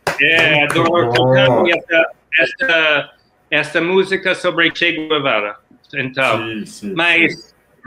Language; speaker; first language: Portuguese; non-native, learner; English